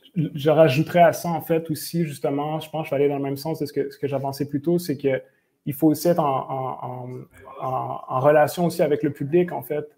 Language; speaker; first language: French; native; French